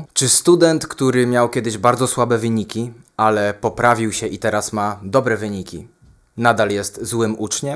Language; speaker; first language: Polish; native; Polish